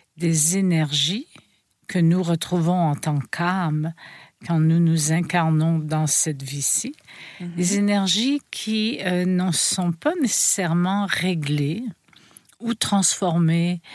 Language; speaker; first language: French; native; French